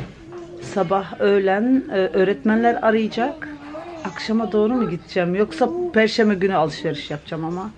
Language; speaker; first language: Turkish; early bilingual, other home language; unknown